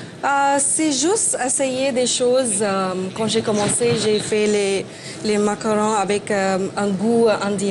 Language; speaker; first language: French; non-native, fluent; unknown